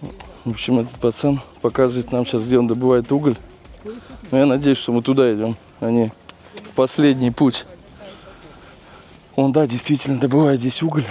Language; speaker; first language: Russian; native; Russian